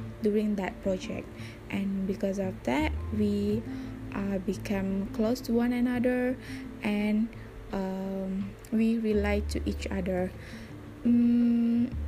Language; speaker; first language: English; non-native, learner; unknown